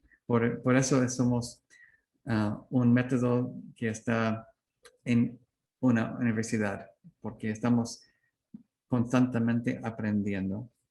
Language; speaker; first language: Spanish; non-native, learner; English